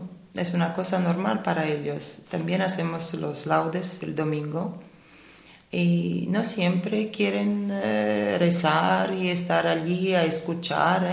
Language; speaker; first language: Spanish; non-native, fluent; Italian